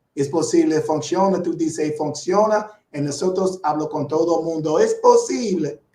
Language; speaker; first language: Spanish; non-native, learner; English